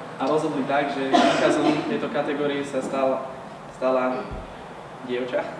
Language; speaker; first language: Slovak; native; Slovak